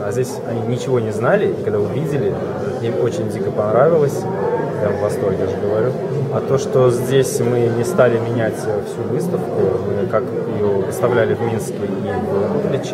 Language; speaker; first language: Russian; native; Russian